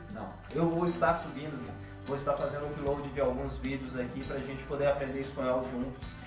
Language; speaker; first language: Portuguese; native; Portuguese